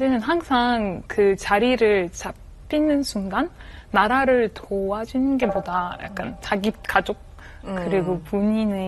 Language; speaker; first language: Korean; non-native, fluent; French